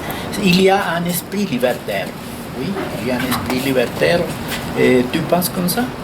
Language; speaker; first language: French; non-native, fluent; Spanish